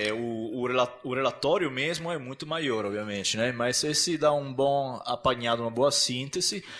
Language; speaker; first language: Portuguese; non-native, fluent; Italian